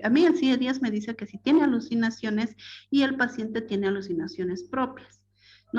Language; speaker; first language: Spanish; native; Spanish